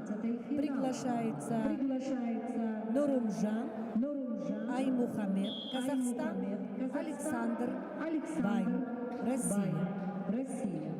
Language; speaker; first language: Russian; native; Russian